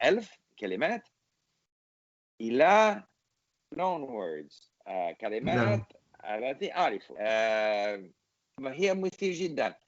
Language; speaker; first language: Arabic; non-native, learner; English